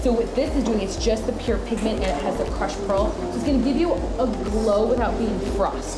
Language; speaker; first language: English; native; English